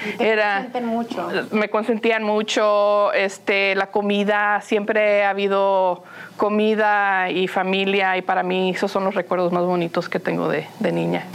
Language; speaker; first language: Spanish; early bilingual, heritage; Spanish